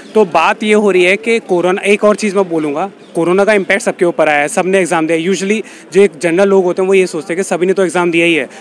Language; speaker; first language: Hindi; native; Hindi